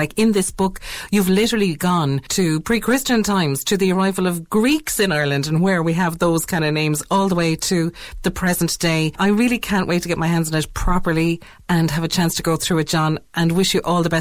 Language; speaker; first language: English; native; English